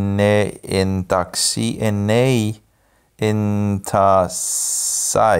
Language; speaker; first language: Greek; non-native, learner; English